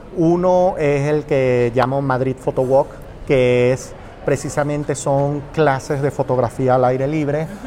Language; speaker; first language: Spanish; native; Spanish